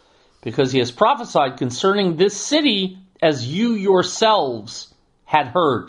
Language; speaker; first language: English; native; English